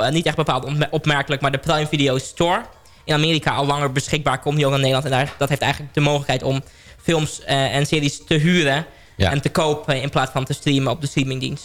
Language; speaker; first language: Dutch; native; Dutch